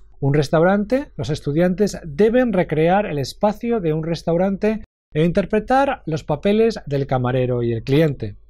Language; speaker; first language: Spanish; native; Spanish